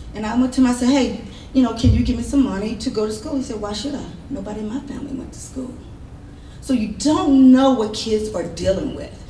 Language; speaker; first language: English; native; English